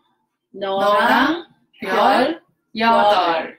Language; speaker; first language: Korean; non-native, learner; Japanese